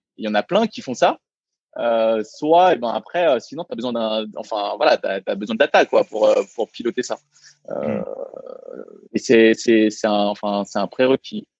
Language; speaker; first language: French; early bilingual, other home language; Vietnamese